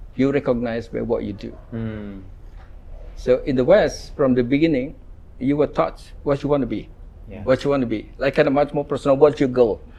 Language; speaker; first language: English; non-native, fluent; Indonesian